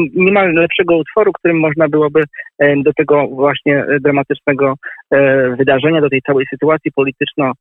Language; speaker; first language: Polish; native; Polish